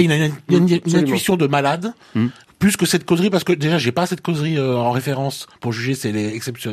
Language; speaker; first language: French; native; French